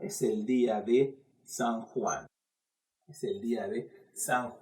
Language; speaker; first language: Spanish; non-native, fluent; Haitian Creole